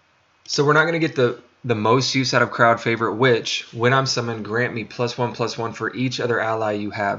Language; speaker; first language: English; native; English